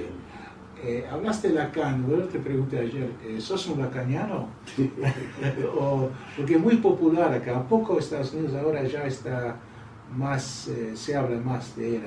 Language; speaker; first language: Spanish; non-native, fluent; English